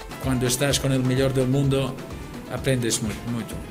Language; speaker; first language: Spanish; non-native, local second language; Catalan